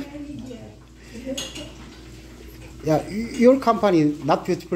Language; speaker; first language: English; non-native, learner; Korean